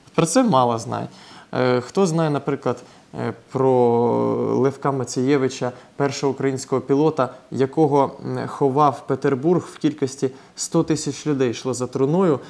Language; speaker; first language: Ukrainian; non-native, local second language; Russian